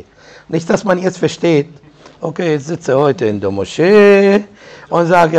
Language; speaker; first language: German; non-native, fluent; Arabic